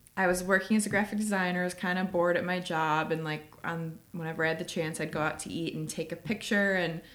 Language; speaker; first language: English; native; English